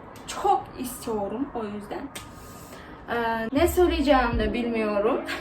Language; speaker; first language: Turkish; non-native, learner; Kazakh